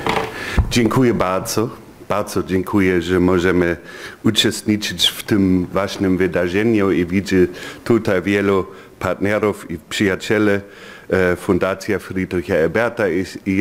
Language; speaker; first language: Polish; non-native, fluent; German